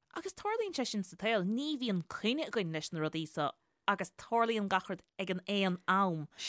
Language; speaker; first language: Irish; native; Irish